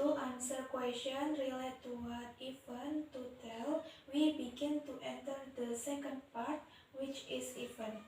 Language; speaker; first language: English; non-native, learner; Indonesian